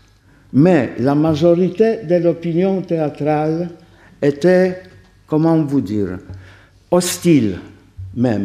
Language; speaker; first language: French; non-native, fluent; Polish